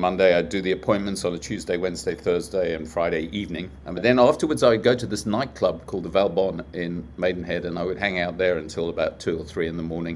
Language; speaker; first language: English; native; English